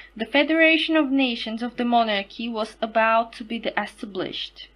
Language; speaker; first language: English; non-native, fluent; Slovak